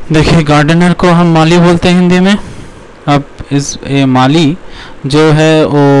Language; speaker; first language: Hindi; non-native, local second language; Bangla